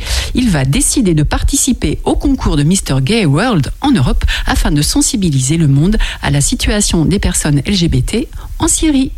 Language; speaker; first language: French; native; French